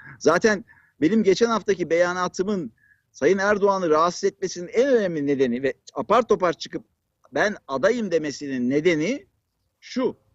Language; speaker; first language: Turkish; native; Turkish